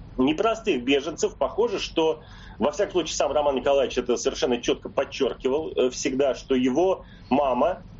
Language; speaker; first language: Russian; native; Russian